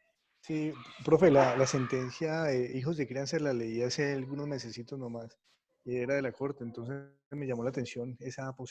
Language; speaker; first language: Spanish; native; Spanish